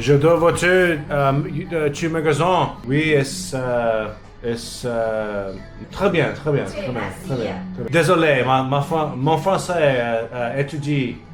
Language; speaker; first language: French; non-native, learner; English